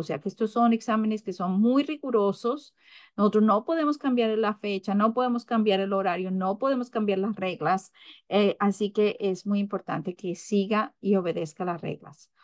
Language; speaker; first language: Spanish; early bilingual, heritage; English